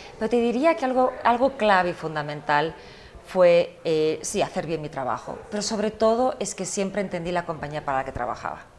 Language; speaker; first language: Spanish; early bilingual, heritage; Spanish